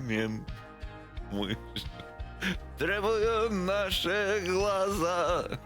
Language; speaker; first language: Russian; non-native, learner; English